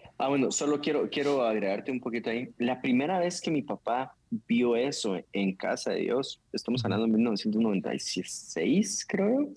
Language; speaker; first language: Spanish; native; Spanish